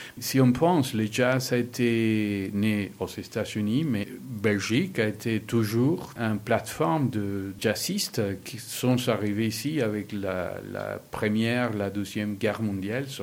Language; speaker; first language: French; non-native, learner; Spanish